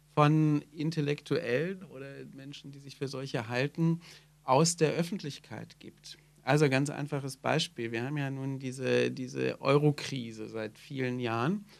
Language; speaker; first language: German; native; German